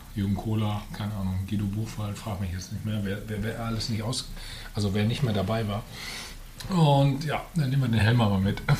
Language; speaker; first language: German; native; German